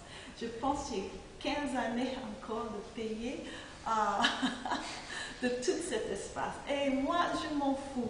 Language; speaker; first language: French; non-native, fluent; English